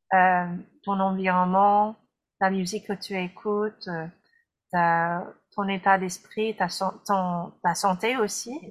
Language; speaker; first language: French; non-native, fluent; English